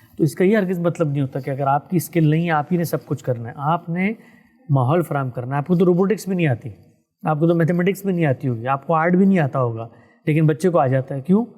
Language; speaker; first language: Urdu; native; Urdu